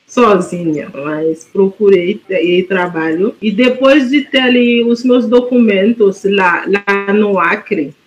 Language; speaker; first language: Portuguese; non-native, fluent; Haitian Creole